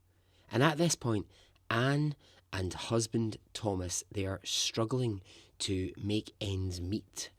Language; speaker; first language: English; native; English